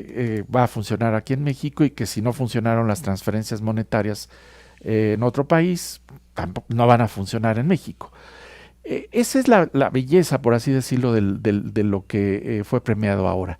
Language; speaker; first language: Spanish; native; Spanish